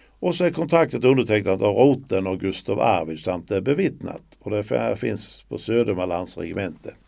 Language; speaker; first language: Swedish; native; Swedish